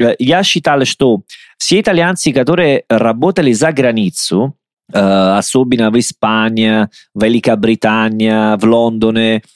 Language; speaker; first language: Russian; non-native, learner; Italian